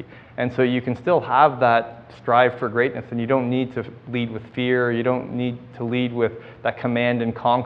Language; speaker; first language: English; native; English